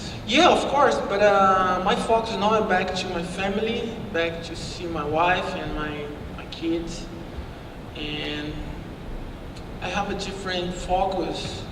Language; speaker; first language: English; non-native, learner; Portuguese